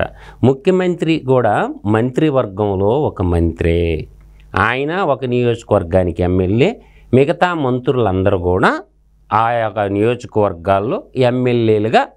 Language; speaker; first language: Telugu; native; Telugu